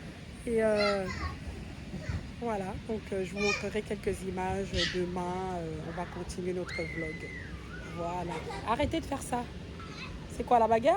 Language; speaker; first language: French; native; French